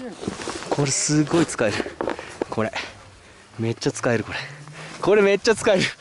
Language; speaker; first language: Japanese; native; Japanese